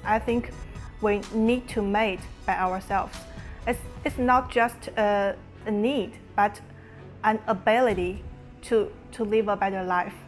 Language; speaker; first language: English; non-native, fluent; Chinese